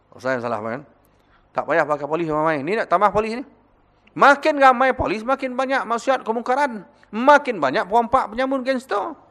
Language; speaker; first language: Malay; native; Malay